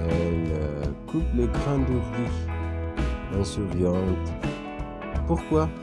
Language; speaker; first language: French; non-native, fluent; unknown